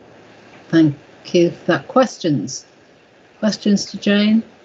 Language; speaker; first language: English; native; English